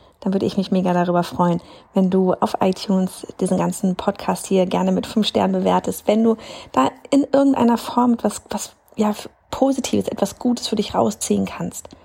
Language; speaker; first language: German; native; German